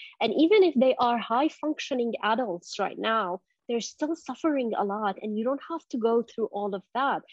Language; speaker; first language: English; non-native, fluent; Arabic